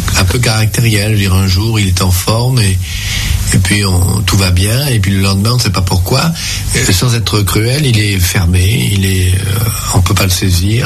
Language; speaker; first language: French; native; French